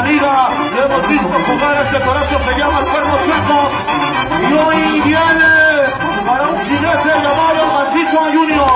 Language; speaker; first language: Spanish; native; Spanish